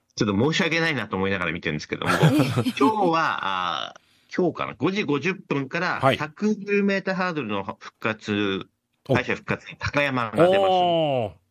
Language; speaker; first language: Japanese; native; Japanese